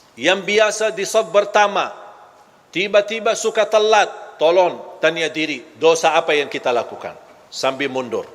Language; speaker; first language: Malay; non-native, fluent; Arabic